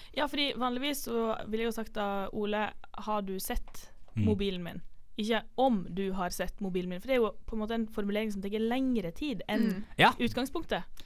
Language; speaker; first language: Norwegian; native; Norwegian